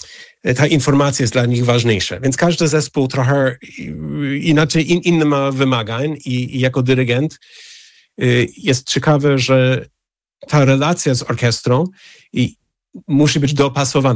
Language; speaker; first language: Polish; non-native, fluent; English